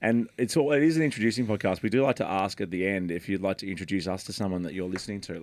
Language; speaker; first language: English; native; English